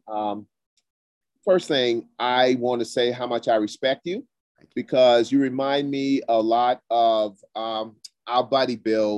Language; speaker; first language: English; native; English